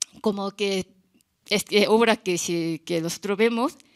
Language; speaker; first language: Spanish; non-native, learner; Korean